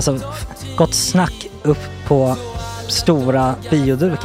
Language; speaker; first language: Swedish; native; Swedish